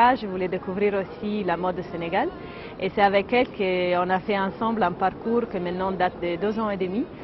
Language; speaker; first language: French; non-native, fluent; Italian